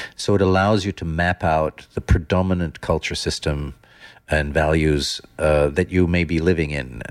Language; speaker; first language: English; non-native, fluent; Dutch